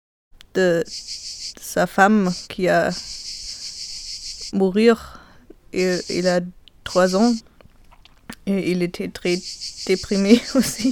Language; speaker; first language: French; non-native, learner; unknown